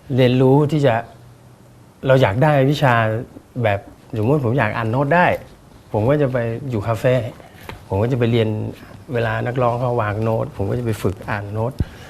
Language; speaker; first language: Thai; native; Thai